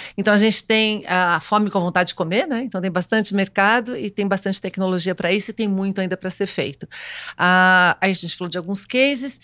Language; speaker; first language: Portuguese; native; Portuguese